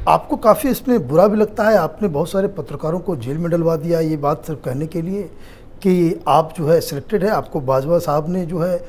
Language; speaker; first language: Hindi; native; Hindi